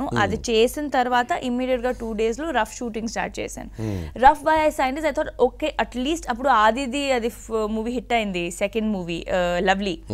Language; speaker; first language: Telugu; non-native, local second language; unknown